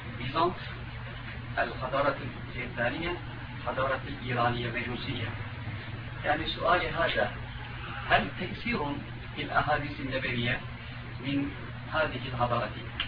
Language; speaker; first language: Arabic; non-native, learner; Turkish